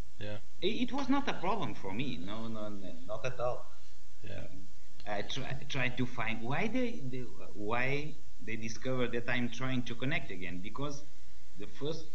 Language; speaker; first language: English; non-native, learner; Portuguese